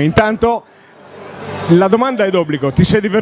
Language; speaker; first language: Italian; native; Italian